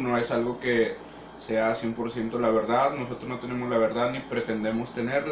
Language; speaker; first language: Spanish; native; Spanish